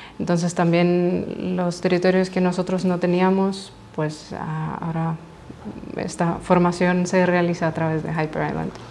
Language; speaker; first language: Spanish; non-native, fluent; Russian